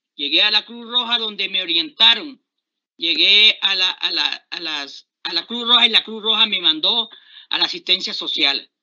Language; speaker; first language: Spanish; native; Spanish